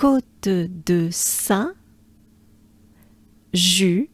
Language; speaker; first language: French; native; French